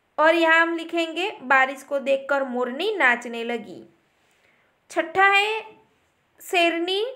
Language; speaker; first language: Hindi; non-native, local second language; Gujarati